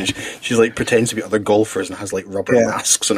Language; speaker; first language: English; native; English